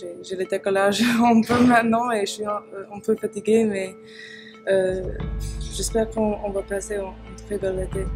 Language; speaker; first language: French; early bilingual, heritage; English